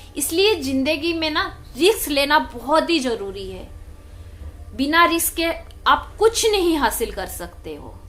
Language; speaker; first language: Hindi; non-native, local second language; Bangla